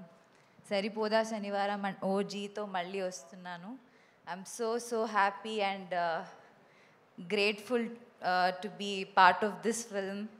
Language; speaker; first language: Telugu; non-native, local second language; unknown